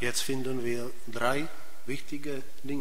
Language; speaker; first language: German; non-native, fluent; Polish